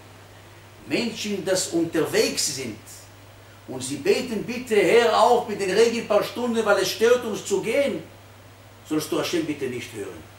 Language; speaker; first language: German; non-native, fluent; Hebrew